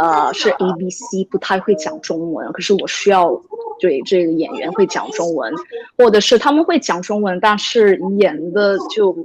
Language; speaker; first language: Chinese; early bilingual, heritage; English